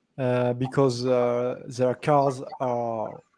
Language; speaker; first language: English; non-native, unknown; French